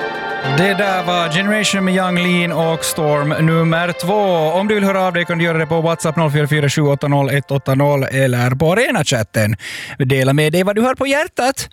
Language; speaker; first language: Swedish; native; Swedish